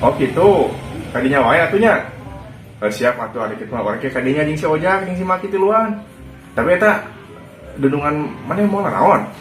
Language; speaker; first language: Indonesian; non-native, local second language; Sundanese